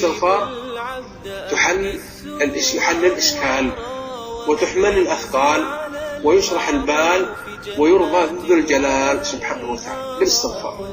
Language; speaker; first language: Arabic; native; Arabic